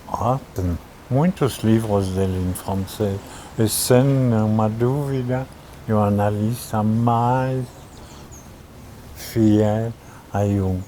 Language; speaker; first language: Portuguese; non-native, fluent; French